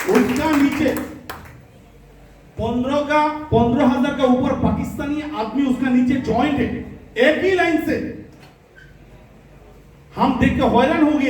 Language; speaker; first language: Hindi; non-native, local second language; Bangla